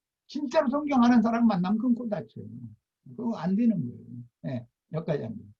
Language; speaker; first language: Korean; native; Korean